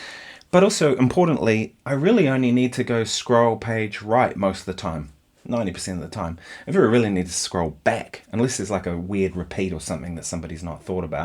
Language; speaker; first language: English; native; English